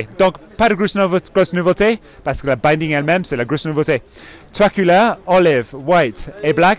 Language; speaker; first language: French; non-native, fluent; English